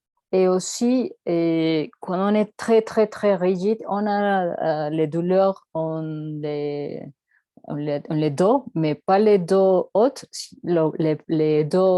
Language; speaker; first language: French; non-native, learner; Spanish